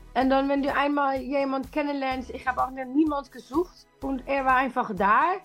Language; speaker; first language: German; non-native, learner; Dutch